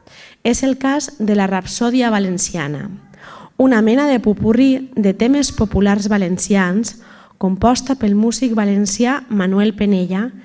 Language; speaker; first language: Catalan; native; Catalan